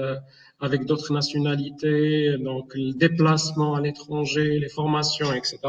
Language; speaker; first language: French; non-native, local second language; Arabic